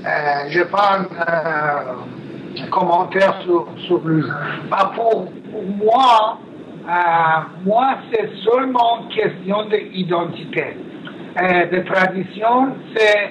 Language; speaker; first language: French; non-native, learner; Persian